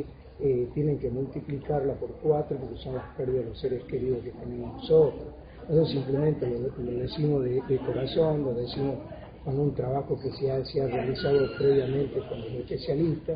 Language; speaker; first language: Spanish; native; Spanish